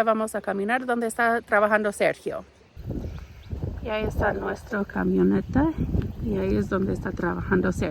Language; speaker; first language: Spanish; non-native, learner; English